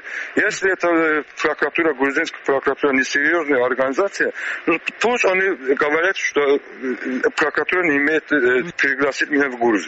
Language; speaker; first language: Russian; non-native, learner; Azerbaijani